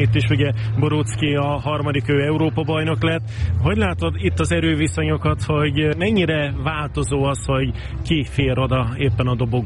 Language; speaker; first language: Hungarian; native; Hungarian